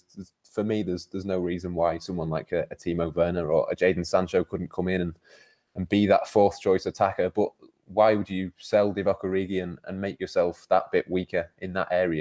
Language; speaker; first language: English; native; English